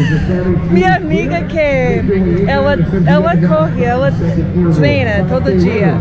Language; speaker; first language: Portuguese; non-native, fluent; English